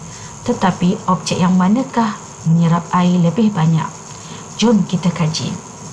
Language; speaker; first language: Malay; native; Malay